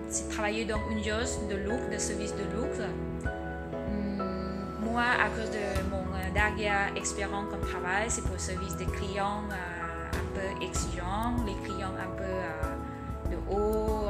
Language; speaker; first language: French; non-native, learner; Thai